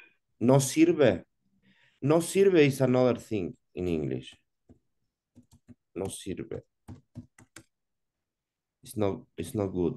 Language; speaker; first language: English; non-native, learner; Spanish